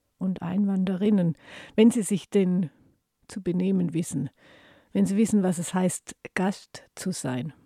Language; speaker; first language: German; native; German